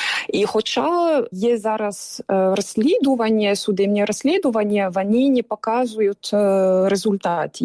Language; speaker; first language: Ukrainian; non-native, fluent; French